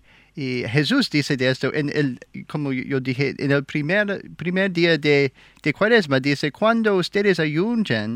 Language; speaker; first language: Spanish; non-native, learner; English